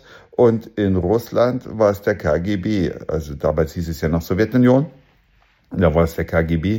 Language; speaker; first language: German; native; German